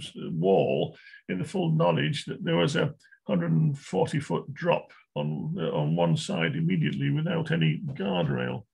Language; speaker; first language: English; native; English